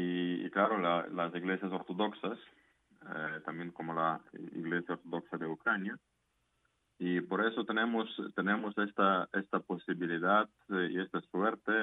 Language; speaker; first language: Spanish; non-native, fluent; Ukrainian